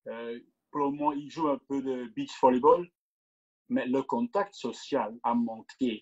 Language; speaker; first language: French; non-native, local second language; Dutch